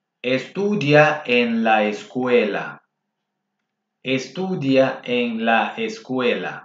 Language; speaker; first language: Spanish; non-native, fluent; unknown